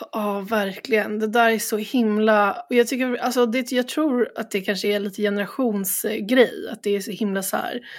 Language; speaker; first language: Swedish; native; Swedish